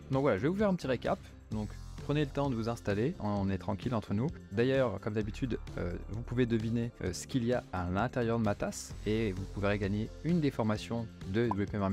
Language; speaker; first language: French; native; French